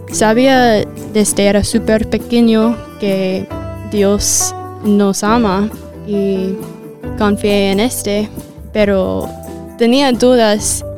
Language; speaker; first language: Spanish; non-native, learner; English